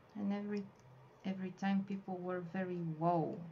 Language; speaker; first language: English; non-native, fluent; Bulgarian